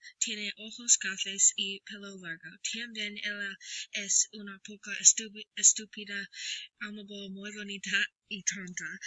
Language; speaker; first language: Spanish; non-native, learner; English